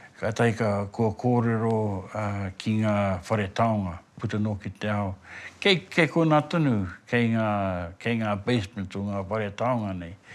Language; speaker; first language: Māori; native; Māori